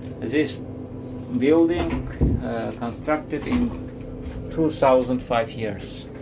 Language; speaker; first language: English; non-native, learner; Russian